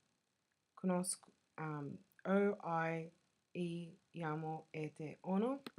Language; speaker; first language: Italian; non-native, fluent; English